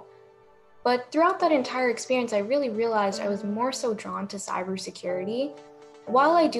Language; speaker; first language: English; native; English